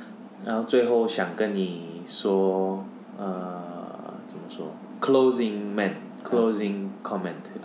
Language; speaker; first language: Chinese; non-native, fluent; Korean